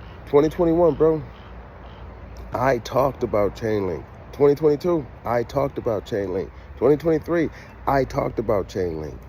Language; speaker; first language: English; native; English